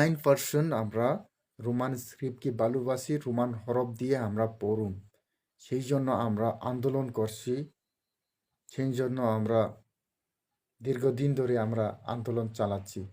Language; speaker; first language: Bangla; non-native, local second language; Kok Borok